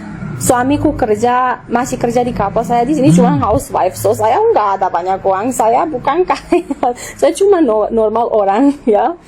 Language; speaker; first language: Indonesian; non-native, learner; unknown